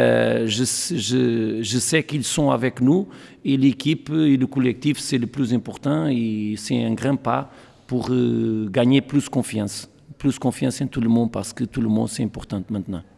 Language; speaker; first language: French; non-native, learner; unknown